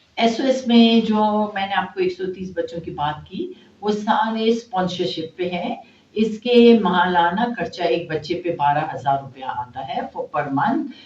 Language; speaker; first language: Urdu; non-native, local second language; Baluchi